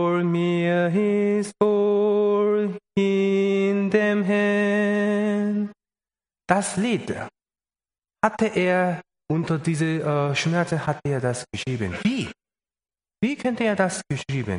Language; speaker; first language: German; non-native, learner; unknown